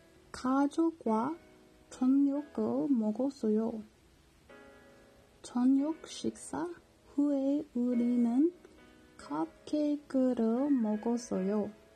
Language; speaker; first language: Korean; non-native, learner; English